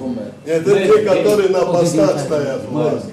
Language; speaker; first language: Russian; non-native, fluent; Azerbaijani